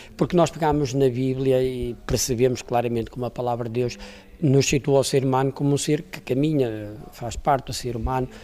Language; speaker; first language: Portuguese; native; Portuguese